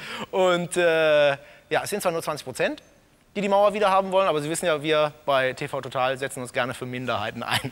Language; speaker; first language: German; native; German